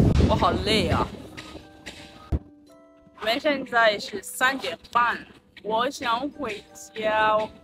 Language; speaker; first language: Chinese; non-native, fluent; Yoruba